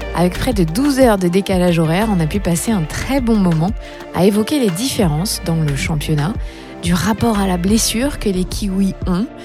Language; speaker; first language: French; native; French